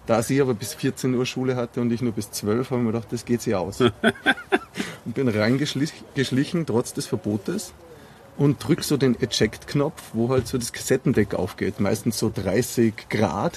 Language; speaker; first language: German; native; German